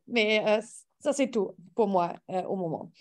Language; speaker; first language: French; non-native, learner; English